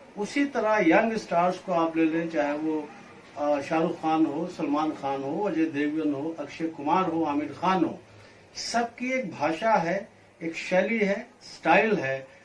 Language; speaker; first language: Hindi; native; Hindi